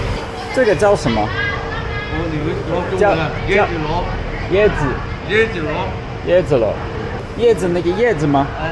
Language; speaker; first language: Chinese; non-native, learner; English